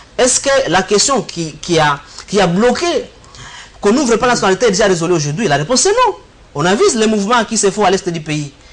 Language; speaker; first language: French; non-native, local second language; Swahili